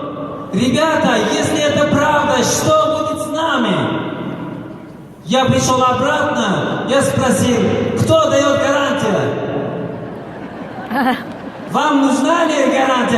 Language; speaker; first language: Russian; non-native, local second language; Tajik